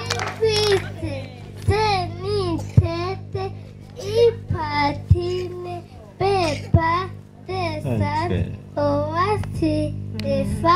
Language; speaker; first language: French; non-native, learner; Kinyarwanda